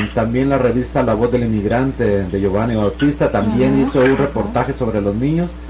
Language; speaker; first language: Spanish; native; Spanish